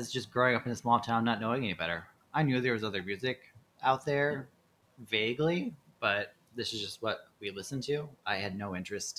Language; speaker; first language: English; native; English